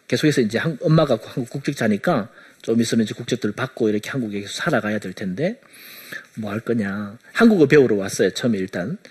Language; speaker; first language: Korean; native; Korean